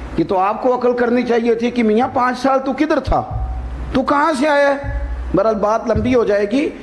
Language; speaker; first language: Urdu; non-native, local second language; Punjabi